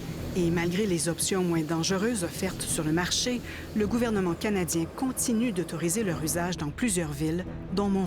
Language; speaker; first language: French; native; French